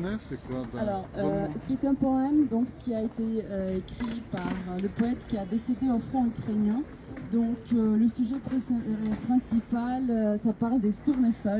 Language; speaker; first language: French; non-native, fluent; Ukrainian